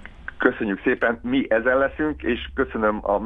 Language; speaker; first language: Hungarian; native; Hungarian